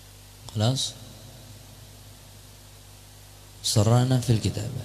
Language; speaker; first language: Arabic; non-native, fluent; Indonesian